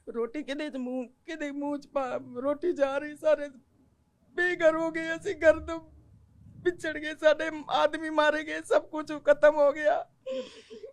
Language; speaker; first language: Hindi; non-native, local second language; Punjabi